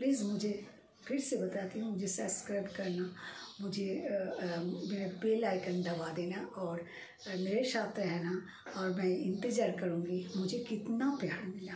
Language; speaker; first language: Hindi; non-native, local second language; Bangla